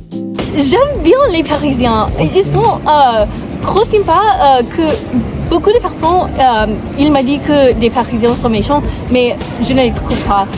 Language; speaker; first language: French; non-native, learner; English